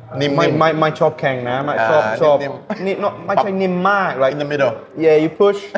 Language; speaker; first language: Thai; non-native, learner; English